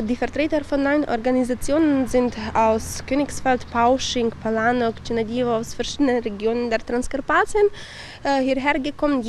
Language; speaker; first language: German; non-native, fluent; Ukrainian